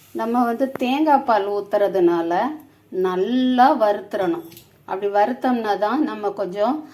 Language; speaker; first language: Tamil; native; Tamil